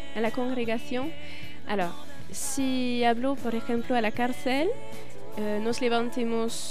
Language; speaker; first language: Spanish; non-native, fluent; French